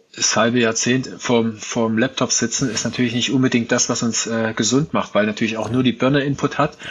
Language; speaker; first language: German; native; German